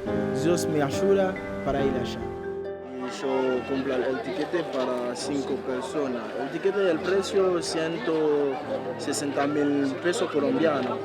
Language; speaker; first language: Spanish; non-native, learner; Haitian Creole